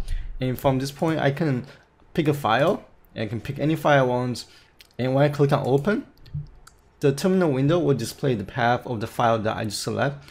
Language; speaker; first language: English; non-native, fluent; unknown